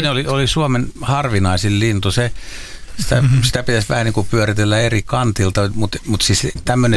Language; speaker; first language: Finnish; native; Finnish